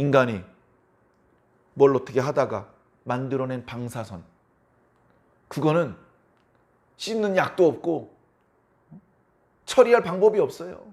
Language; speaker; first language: Korean; native; Korean